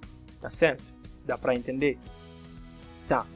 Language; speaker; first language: Portuguese; non-native, fluent; French